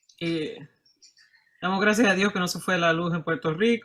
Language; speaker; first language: Spanish; native; Spanish